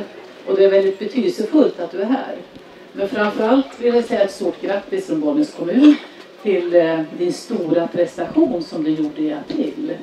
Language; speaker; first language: Swedish; native; Swedish